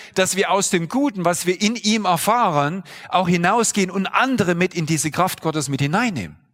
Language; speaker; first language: German; native; German